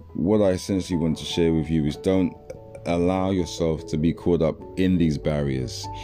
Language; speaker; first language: English; native; English